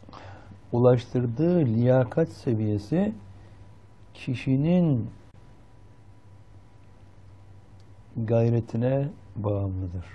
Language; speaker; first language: Turkish; native; Turkish